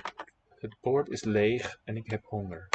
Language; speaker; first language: Dutch; non-native, learner; English